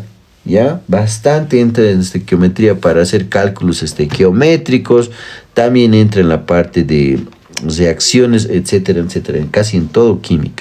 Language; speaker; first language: Spanish; native; Spanish